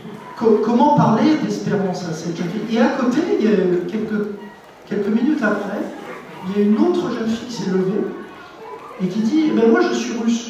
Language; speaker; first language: French; native; French